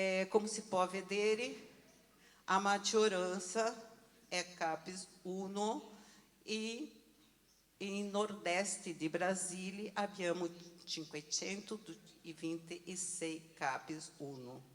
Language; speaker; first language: Italian; non-native, learner; Portuguese